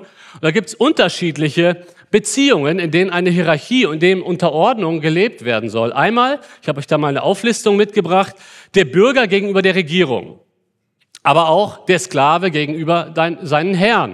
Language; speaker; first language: German; native; German